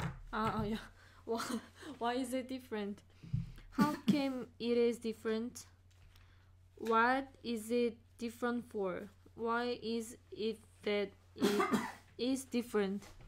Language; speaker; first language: English; non-native, learner; Korean